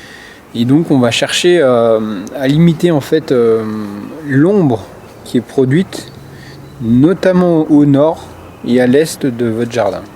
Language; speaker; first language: French; native; French